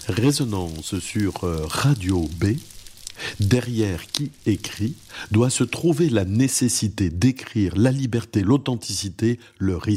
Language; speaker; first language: French; native; French